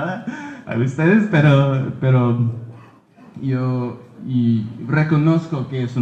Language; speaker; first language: Spanish; early bilingual, heritage; Spanish